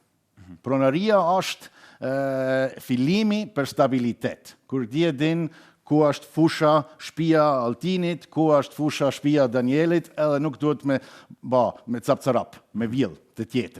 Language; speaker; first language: Albanian; non-native, fluent; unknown